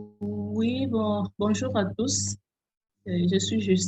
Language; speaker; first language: French; native; French